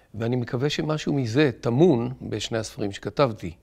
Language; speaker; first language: Hebrew; native; Hebrew